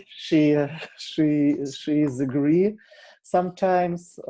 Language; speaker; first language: English; non-native, learner; Russian